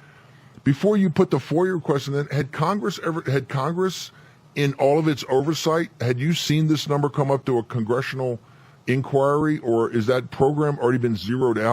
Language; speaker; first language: English; native; English